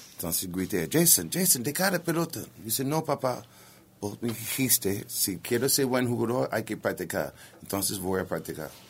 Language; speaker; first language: Spanish; non-native, learner; English